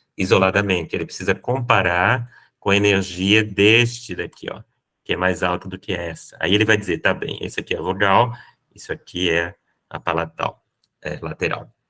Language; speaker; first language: Portuguese; native; Portuguese